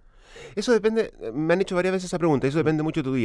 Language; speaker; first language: Spanish; native; Spanish